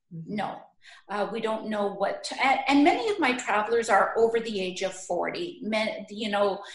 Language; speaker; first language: English; native; English